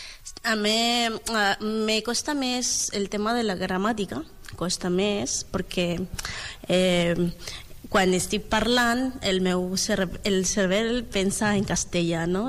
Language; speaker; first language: Catalan; non-native, learner; Spanish